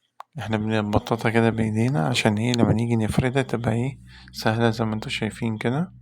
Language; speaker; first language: Arabic; native; Arabic